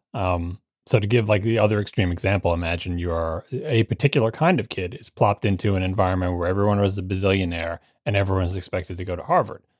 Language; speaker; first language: English; native; English